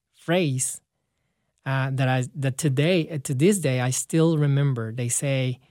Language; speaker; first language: English; non-native, fluent; Spanish